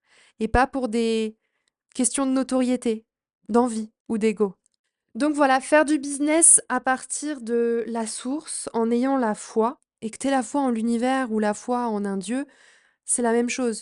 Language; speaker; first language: French; native; French